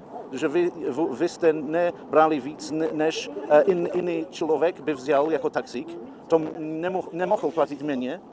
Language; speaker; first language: Czech; non-native, learner; Polish